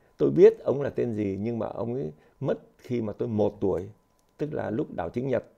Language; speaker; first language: Vietnamese; native; Vietnamese